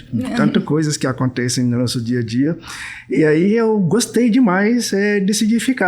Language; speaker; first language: Portuguese; non-native, fluent; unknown